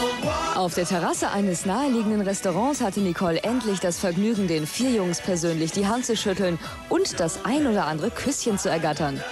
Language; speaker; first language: German; native; German